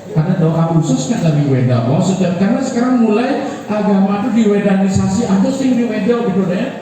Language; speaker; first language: Indonesian; non-native, local second language; Balinese